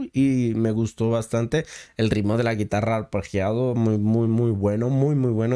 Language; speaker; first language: Spanish; native; Spanish